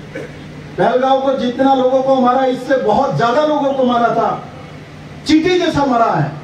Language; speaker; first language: Hindi; non-native, local second language; Bangla